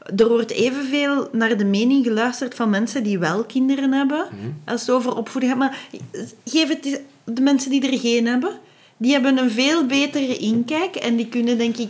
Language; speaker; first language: Dutch; native; Dutch